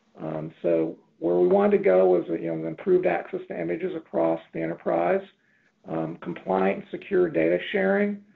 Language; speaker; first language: English; native; English